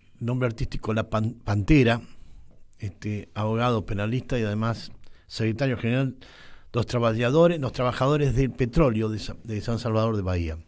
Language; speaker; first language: Spanish; native; Spanish